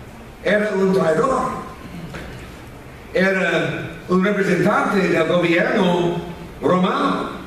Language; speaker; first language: Spanish; non-native, fluent; English